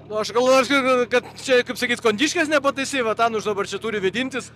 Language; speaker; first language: Lithuanian; native; Lithuanian